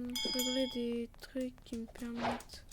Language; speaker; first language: French; native; French